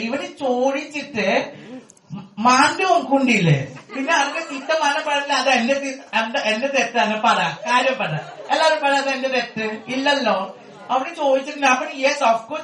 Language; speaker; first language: Malayalam; non-native, fluent; Assamese